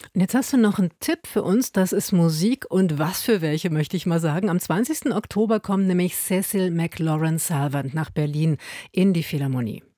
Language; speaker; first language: German; native; German